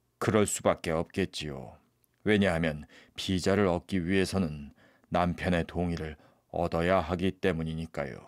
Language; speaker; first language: Korean; native; Korean